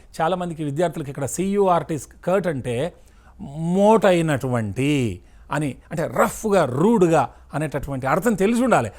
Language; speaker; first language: Telugu; native; Telugu